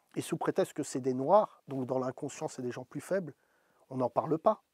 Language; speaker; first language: French; native; French